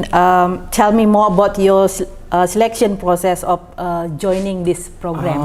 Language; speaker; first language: English; non-native, fluent; Indonesian